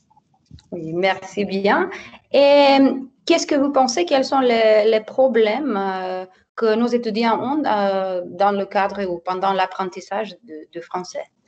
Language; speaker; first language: French; non-native, fluent; Macedonian